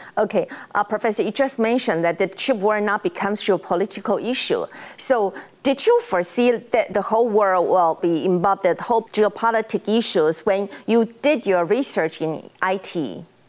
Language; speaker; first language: English; non-native, fluent; Chinese